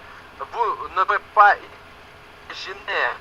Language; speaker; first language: French; non-native, learner; Russian